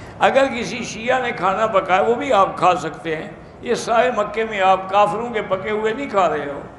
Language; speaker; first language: Urdu; early bilingual, heritage; Urdu